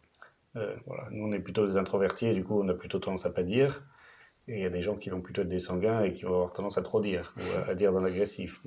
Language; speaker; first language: French; native; French